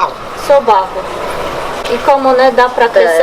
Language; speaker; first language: Portuguese; non-native, learner; Polish